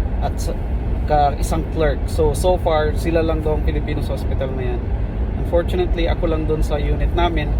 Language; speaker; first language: Filipino; native; Filipino